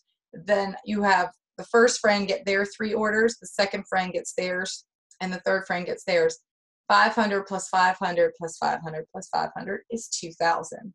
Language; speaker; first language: English; native; English